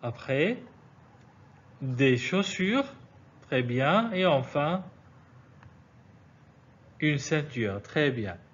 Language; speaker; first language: French; non-native, fluent; Arabic